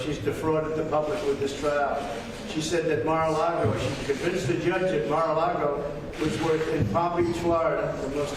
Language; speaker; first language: English; native; English